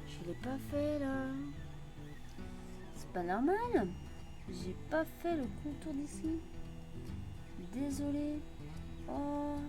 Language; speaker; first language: French; native; French